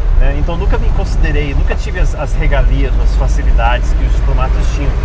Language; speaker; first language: Portuguese; early bilingual, other home language; English